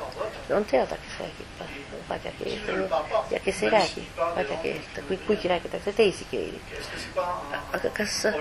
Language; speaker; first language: Estonian; non-native, fluent; French